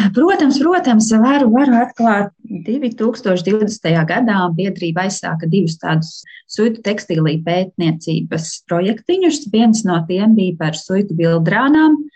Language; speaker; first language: Latvian; native; Latvian